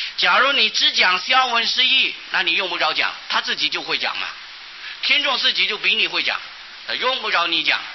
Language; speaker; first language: Chinese; non-native, local second language; Hakka Chinese